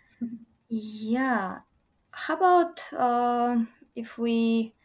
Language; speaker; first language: English; non-native, fluent; Uzbek